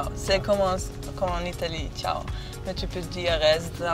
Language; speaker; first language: French; non-native, learner; Serbian